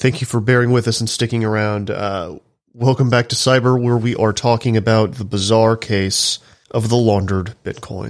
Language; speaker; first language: English; native; English